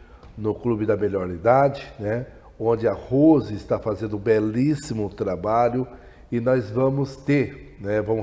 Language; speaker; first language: Portuguese; native; Portuguese